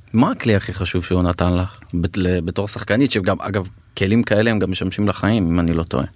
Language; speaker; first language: Hebrew; native; Hebrew